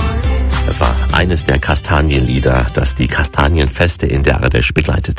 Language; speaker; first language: German; native; German